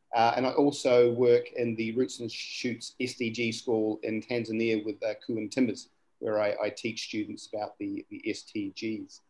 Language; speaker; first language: English; native; English